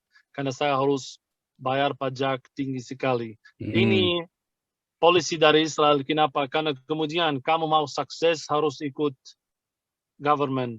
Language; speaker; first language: Indonesian; non-native, fluent; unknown